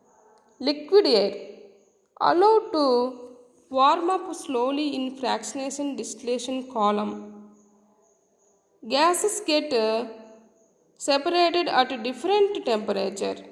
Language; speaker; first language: English; non-native, local second language; Telugu